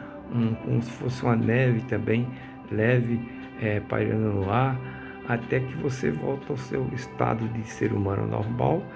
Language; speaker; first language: Portuguese; native; Portuguese